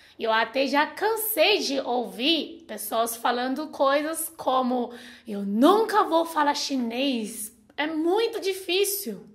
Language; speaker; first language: Portuguese; non-native, fluent; Chinese